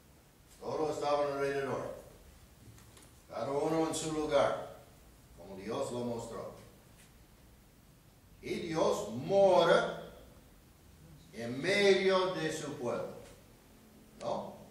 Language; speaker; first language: Spanish; non-native, fluent; English